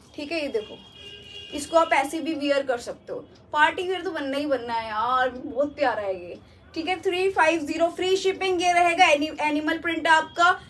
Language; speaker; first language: Hindi; native; Hindi